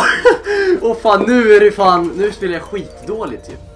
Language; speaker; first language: Swedish; native; Swedish